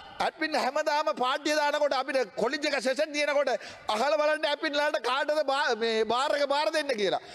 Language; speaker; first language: Sinhala; non-native, local second language; Tamil